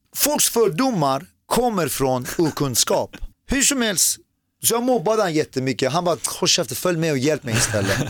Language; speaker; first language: Swedish; early bilingual, other home language; Persian